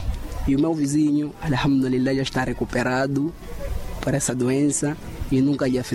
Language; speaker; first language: Portuguese; non-native, local second language; Makhuwa